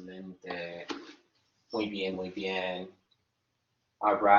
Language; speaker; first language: Spanish; non-native, fluent; English